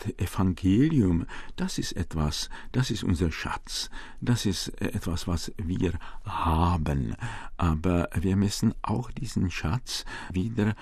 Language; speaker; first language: German; non-native, fluent; Czech